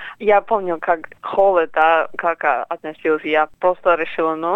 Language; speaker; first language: Russian; non-native, fluent; English